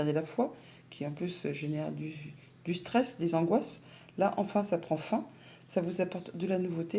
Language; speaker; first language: French; native; French